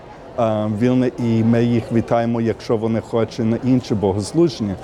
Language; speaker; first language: Ukrainian; early bilingual, heritage; Ukrainian